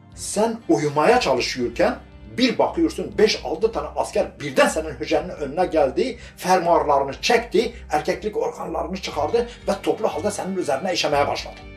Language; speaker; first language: Turkish; non-native, local second language; Kurdish